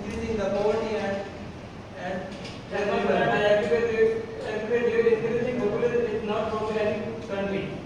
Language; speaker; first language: English; non-native, learner; Hindi